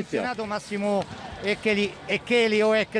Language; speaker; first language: Italian; native; Italian